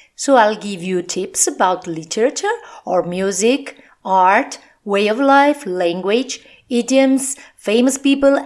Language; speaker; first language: English; non-native, fluent; Italian